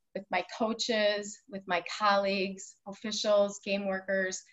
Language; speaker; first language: English; native; English